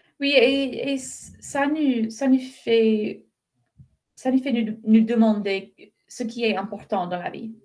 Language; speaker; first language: French; non-native, fluent; English